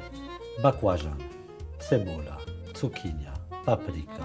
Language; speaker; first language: Polish; non-native, learner; French